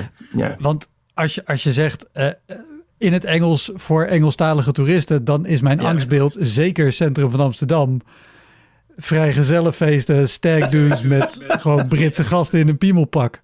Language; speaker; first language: Dutch; native; Dutch